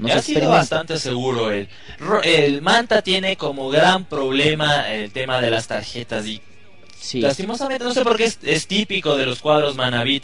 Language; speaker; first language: Spanish; native; Spanish